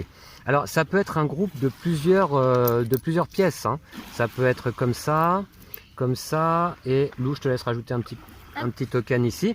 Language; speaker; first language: French; native; French